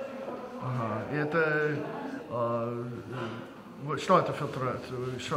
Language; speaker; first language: Russian; non-native, learner; English